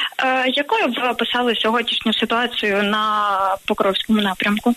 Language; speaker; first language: Ukrainian; native; Ukrainian